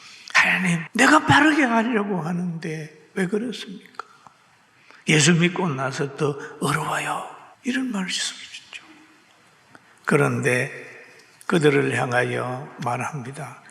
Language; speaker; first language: Korean; native; Korean